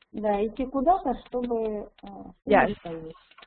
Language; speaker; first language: Russian; native; Russian